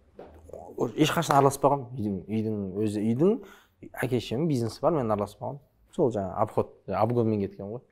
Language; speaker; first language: Kazakh; early bilingual, other home language; Chinese